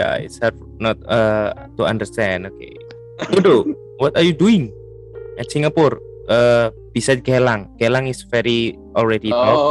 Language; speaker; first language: English; non-native, learner; Indonesian